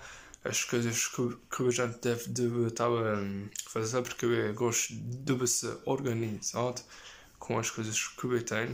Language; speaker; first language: Portuguese; early bilingual, heritage; Portuguese